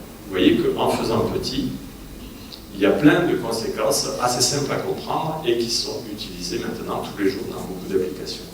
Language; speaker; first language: French; native; French